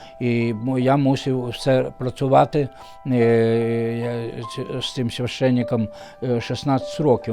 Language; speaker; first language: Ukrainian; non-native, fluent; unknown